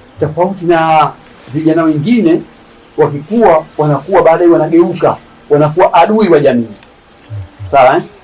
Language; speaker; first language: Swahili; native; Swahili